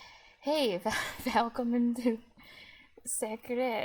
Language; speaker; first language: Swedish; non-native, learner; English